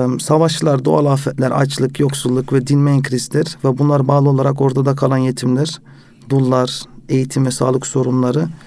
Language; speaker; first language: Turkish; early bilingual, heritage; Turkish